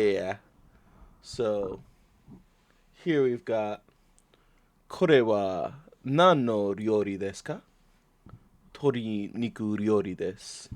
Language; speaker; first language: Japanese; non-native, learner; English